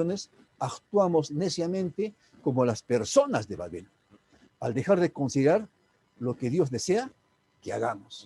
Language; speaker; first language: Spanish; native; Spanish